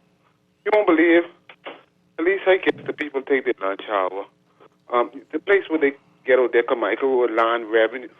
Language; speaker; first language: English; native; English